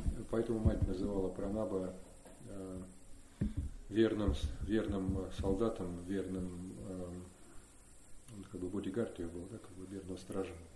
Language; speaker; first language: Russian; native; Russian